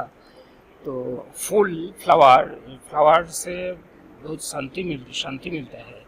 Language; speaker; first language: Hindi; non-native, local second language; Bangla